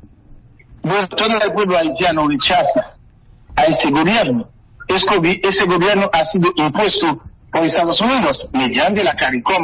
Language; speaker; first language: Spanish; non-native, fluent; Haitian Creole